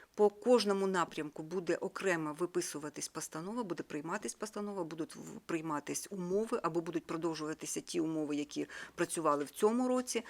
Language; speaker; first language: Ukrainian; native; Ukrainian